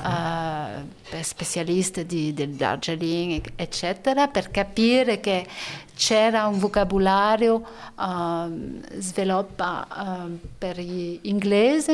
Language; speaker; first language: Italian; non-native, learner; French